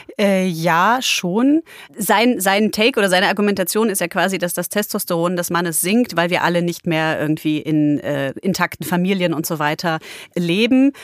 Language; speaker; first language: German; early bilingual, other home language; Polish